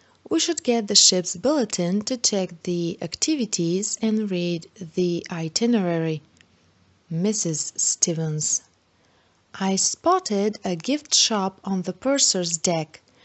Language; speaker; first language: English; non-native, fluent; Bulgarian